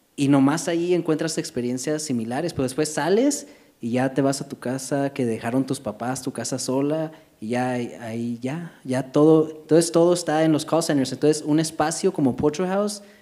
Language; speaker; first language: Spanish; early bilingual, heritage; Spanish